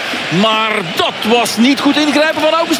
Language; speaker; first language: Dutch; native; Dutch